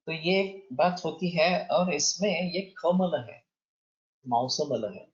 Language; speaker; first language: Hindi; non-native, local second language; Marathi